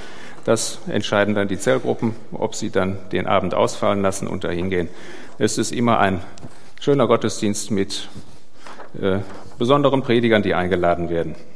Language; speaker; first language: German; native; German